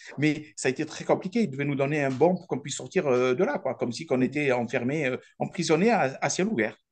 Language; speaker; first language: French; early bilingual, other home language; Arabic